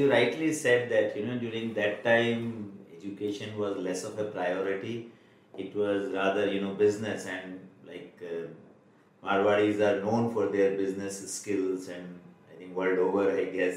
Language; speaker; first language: English; non-native, local second language; Marwari